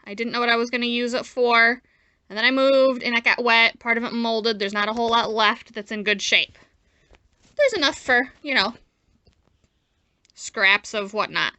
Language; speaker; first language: English; native; English